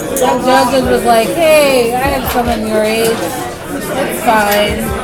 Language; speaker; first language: English; native; English